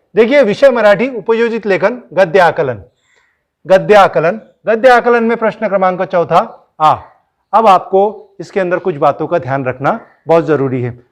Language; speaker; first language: Hindi; non-native, local second language; Marathi